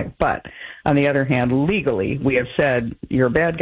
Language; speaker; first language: English; native; English